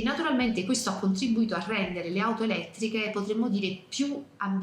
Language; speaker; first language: Italian; native; Italian